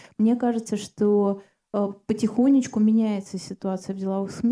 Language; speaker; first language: Russian; native; Russian